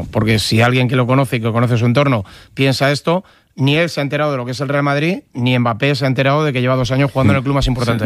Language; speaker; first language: Spanish; native; Spanish